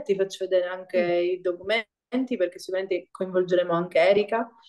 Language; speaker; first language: Italian; native; Italian